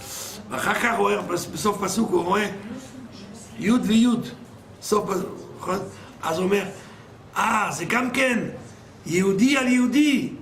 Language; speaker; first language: Hebrew; non-native, fluent; French